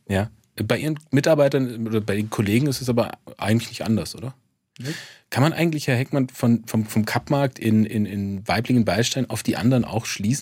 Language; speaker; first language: German; native; German